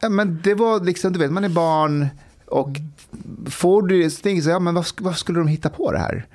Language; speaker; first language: Swedish; early bilingual, other home language; Persian